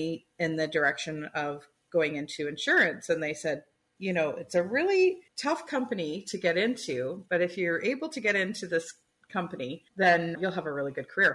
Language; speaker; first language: English; native; English